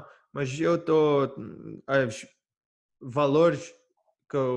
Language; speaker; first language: Portuguese; early bilingual, heritage; Portuguese